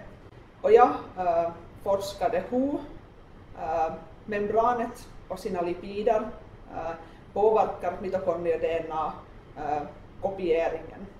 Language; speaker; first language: Swedish; non-native, local second language; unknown